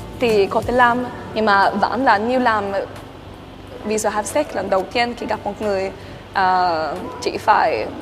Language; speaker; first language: Vietnamese; early bilingual, heritage; Swedish